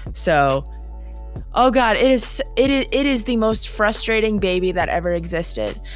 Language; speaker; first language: English; native; English